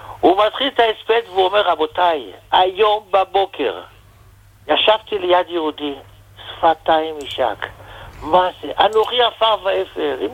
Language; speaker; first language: Hebrew; non-native, fluent; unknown